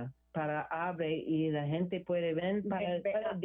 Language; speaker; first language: Spanish; non-native, learner; English